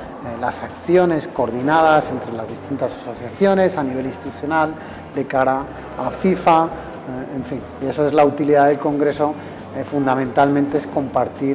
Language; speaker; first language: Spanish; native; Spanish